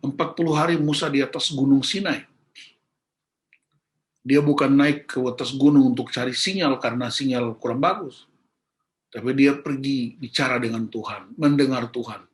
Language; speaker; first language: Indonesian; native; Indonesian